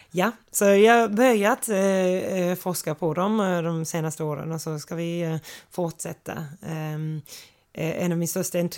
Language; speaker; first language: Swedish; non-native, fluent; English